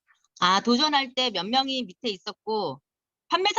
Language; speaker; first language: Korean; native; Korean